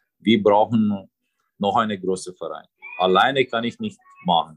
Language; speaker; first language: German; non-native, fluent; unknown